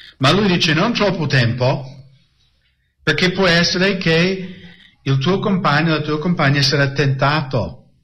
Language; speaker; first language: Italian; non-native, fluent; English